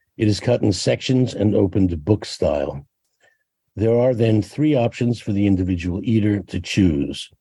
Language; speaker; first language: English; native; English